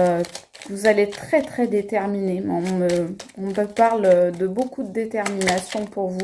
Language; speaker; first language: French; native; French